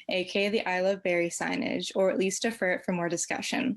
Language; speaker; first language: English; native; English